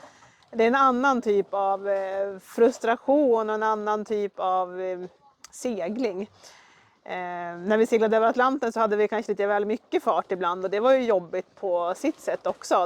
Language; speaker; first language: Swedish; native; Swedish